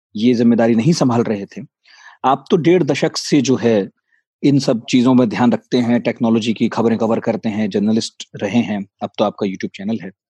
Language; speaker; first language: Hindi; native; Hindi